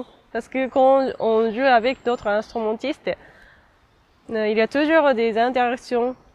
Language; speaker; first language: French; non-native, fluent; Japanese